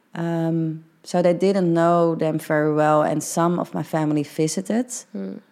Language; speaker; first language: English; early bilingual, heritage; Dutch